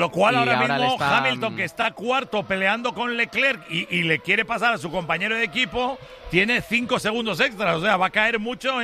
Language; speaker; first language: Spanish; native; Spanish